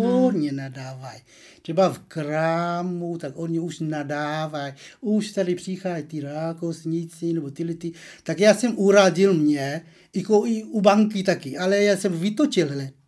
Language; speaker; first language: Czech; non-native, learner; Vietnamese